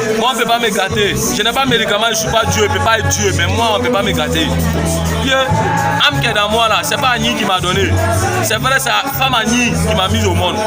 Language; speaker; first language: French; non-native, local second language; Bambara